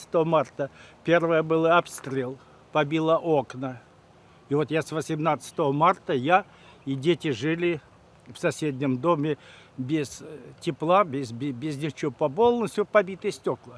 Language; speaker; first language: Russian; native; Russian